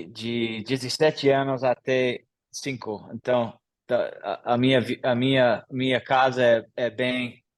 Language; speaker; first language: Portuguese; non-native, learner; English